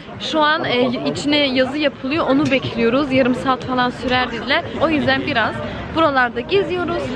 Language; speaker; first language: Turkish; early bilingual, heritage; Turkish